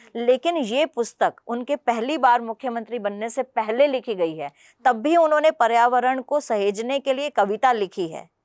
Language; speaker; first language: Hindi; non-native, local second language; Punjabi